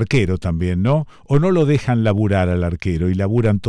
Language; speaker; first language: Spanish; native; Spanish